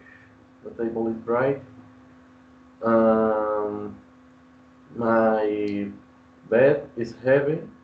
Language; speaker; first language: English; non-native, learner; Spanish